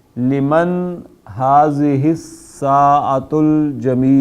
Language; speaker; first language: Arabic; non-native, learner; Urdu